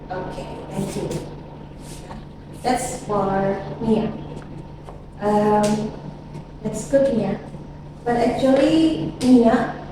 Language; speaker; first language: English; non-native, fluent; Indonesian